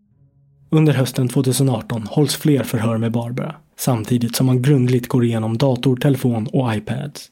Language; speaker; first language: Swedish; native; Swedish